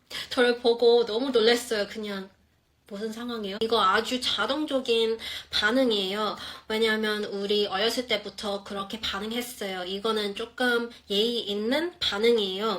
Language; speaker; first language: Korean; non-native, fluent; English